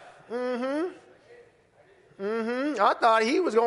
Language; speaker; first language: English; native; English